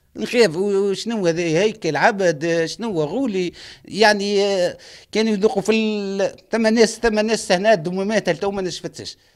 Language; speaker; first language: Arabic; native; Arabic